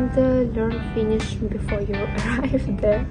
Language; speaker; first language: English; non-native, learner; Russian